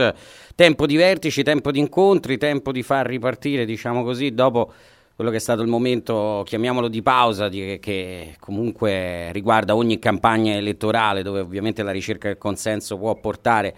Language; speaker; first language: Italian; native; Italian